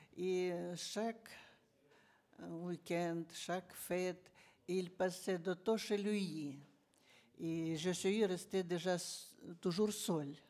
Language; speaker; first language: French; non-native, learner; Russian